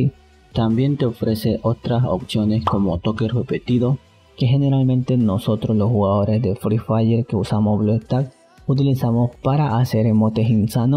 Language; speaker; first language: Spanish; native; Spanish